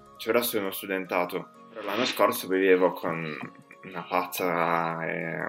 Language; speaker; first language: Italian; native; Italian